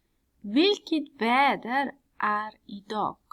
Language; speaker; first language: Swedish; non-native, fluent; Persian